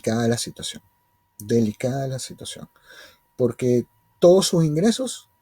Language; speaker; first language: Spanish; native; Spanish